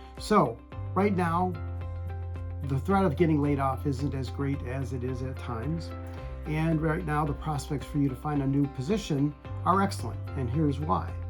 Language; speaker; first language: English; native; English